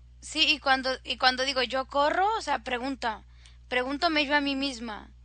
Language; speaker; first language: Spanish; native; Spanish